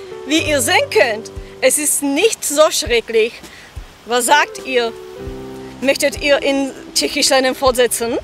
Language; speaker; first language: German; non-native, fluent; Czech